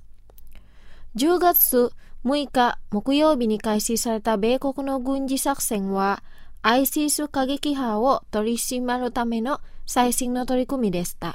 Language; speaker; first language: Japanese; non-native, fluent; Indonesian